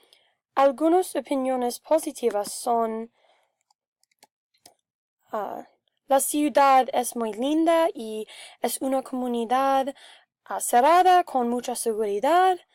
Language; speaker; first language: Spanish; non-native, learner; English